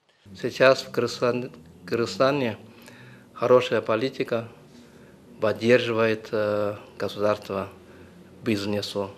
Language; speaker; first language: Russian; non-native, fluent; Chinese